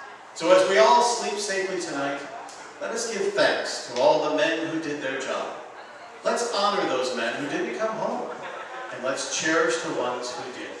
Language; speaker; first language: English; native; English